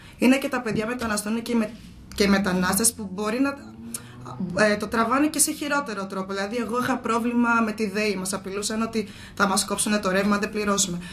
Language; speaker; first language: Greek; early bilingual, other home language; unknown